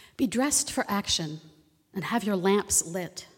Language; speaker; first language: English; native; English